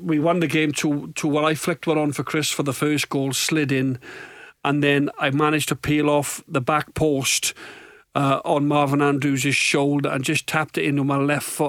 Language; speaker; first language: English; native; English